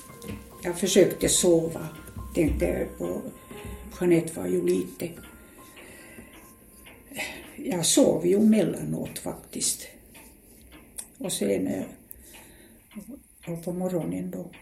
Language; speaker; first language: Swedish; non-native, fluent; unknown